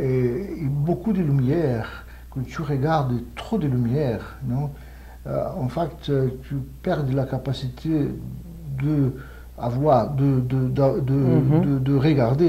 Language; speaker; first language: French; non-native, fluent; Portuguese